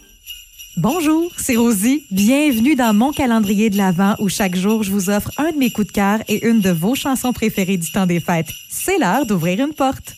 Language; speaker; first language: French; native; French